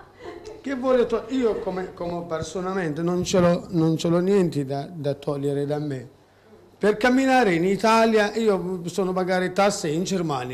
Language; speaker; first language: Italian; non-native, learner; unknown